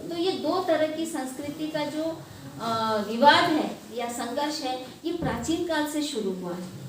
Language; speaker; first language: Hindi; non-native, local second language; Marathi